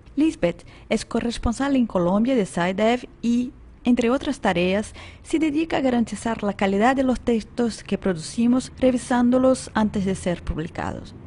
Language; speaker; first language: Spanish; non-native, fluent; Portuguese